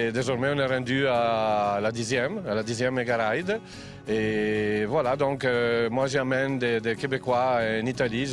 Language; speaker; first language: French; non-native, fluent; Italian